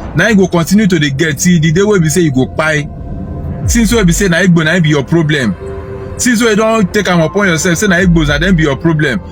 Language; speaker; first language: Nigerian Pidgin; non-native, local second language; Igbo